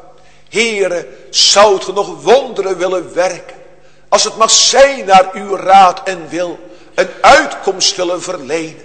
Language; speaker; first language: Dutch; native; Dutch